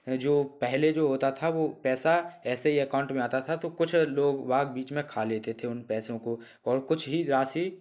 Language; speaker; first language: Hindi; native; Hindi